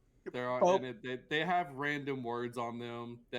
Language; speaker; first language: English; native; English